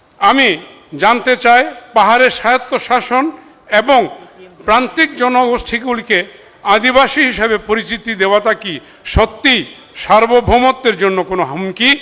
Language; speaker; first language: Bangla; non-native, local second language; Marma